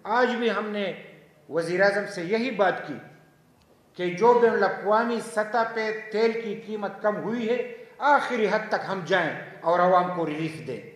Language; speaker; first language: Urdu; non-native, local second language; Pashto